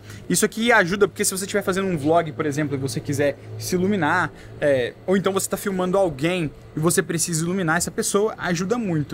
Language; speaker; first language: Portuguese; native; Portuguese